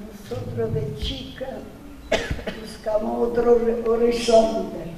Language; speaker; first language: Spanish; non-native, learner; Italian